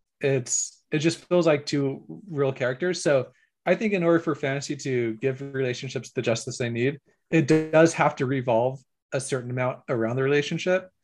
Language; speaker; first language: English; native; English